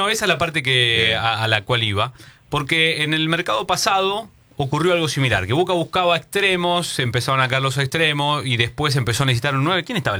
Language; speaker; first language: Spanish; native; Spanish